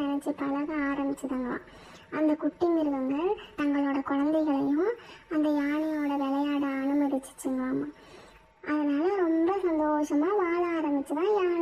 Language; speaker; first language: Tamil; native; Tamil